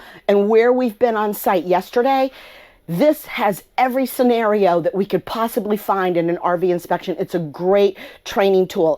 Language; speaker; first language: English; native; English